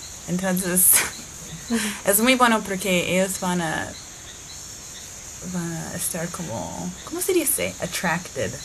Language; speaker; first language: Spanish; non-native, fluent; English